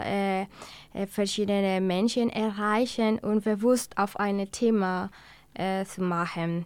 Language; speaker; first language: German; non-native, learner; Spanish